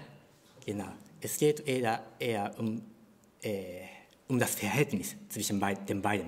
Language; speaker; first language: German; non-native, fluent; Japanese